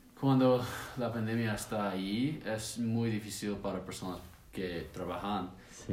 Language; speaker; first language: Spanish; non-native, learner; English